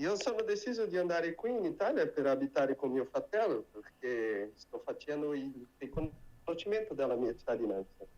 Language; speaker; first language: Italian; non-native, learner; Portuguese